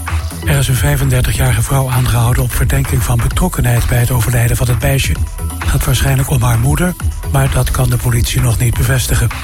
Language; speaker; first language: Dutch; native; Dutch